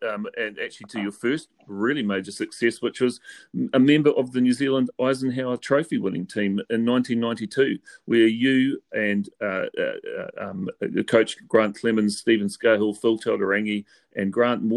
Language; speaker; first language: English; native; English